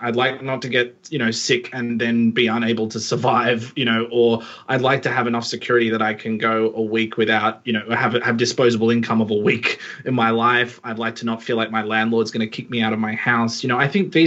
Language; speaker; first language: English; native; English